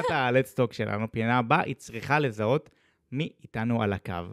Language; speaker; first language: Hebrew; native; Hebrew